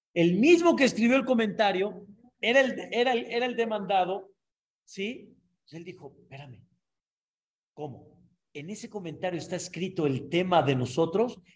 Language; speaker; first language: Spanish; native; Spanish